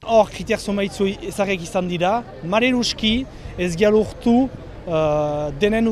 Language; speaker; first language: Basque; native; Basque